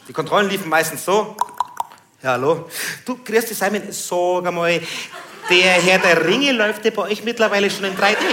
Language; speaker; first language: German; early bilingual, other home language; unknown